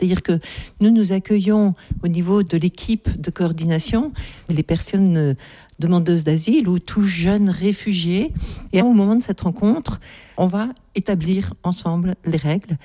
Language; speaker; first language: French; native; French